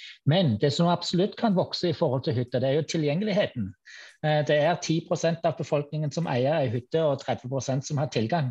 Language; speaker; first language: Norwegian; non-native, fluent; German